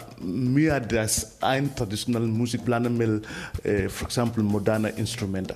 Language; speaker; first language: Danish; non-native, fluent; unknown